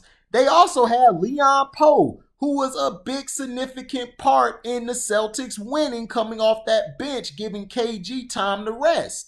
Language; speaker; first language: English; native; English